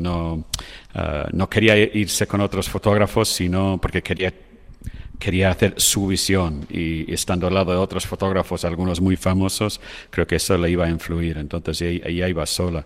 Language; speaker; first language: Spanish; non-native, fluent; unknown